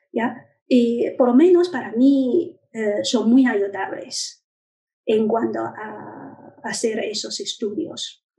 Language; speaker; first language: Spanish; non-native, fluent; Chinese